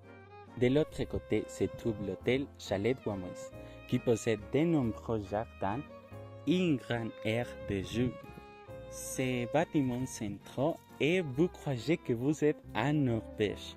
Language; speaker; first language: French; non-native, learner; Spanish